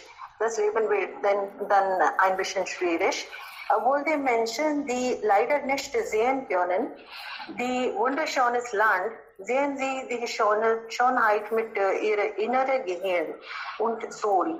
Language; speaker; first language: German; non-native, learner; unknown